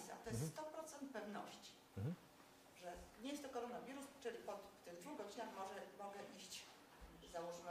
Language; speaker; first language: Polish; native; Polish